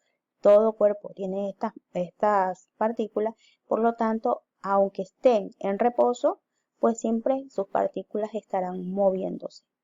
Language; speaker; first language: Spanish; native; Spanish